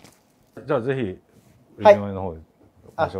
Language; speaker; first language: Japanese; native; Japanese